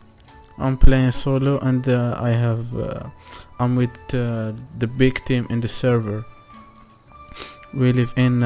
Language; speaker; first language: English; non-native, learner; Arabic